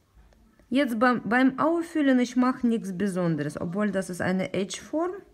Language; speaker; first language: German; non-native, learner; Russian